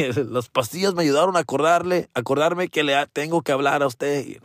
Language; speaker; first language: Spanish; early bilingual, heritage; Spanish